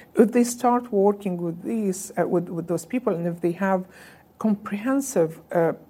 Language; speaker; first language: English; non-native, fluent; Arabic